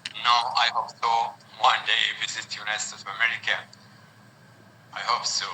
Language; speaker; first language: English; non-native, learner; Arabic